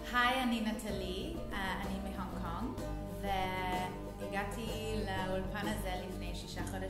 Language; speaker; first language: Hebrew; non-native, learner; Cantonese